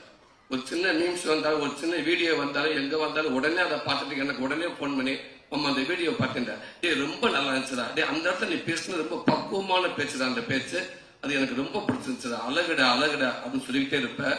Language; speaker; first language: Tamil; native; Tamil